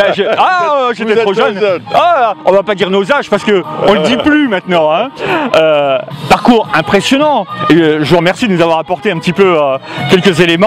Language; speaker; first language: French; native; French